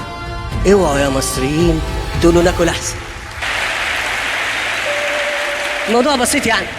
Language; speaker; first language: Arabic; native; Arabic